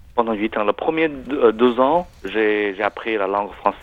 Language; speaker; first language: French; non-native, learner; Chinese